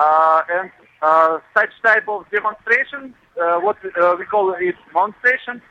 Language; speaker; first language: English; non-native, learner; Russian